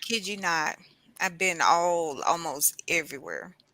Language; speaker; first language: English; native; English